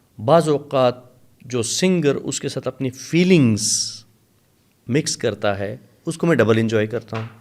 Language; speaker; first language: Urdu; non-native, local second language; Sicilian